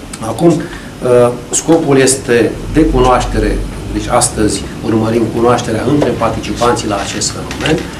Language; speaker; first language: Romanian; native; Romanian